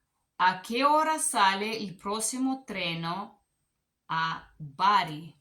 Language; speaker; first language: Spanish; non-native, learner; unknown